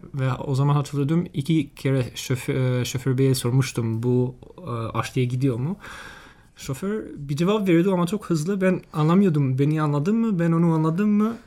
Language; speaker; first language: Turkish; non-native, fluent; Albanian